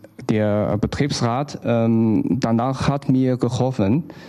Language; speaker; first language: German; non-native, learner; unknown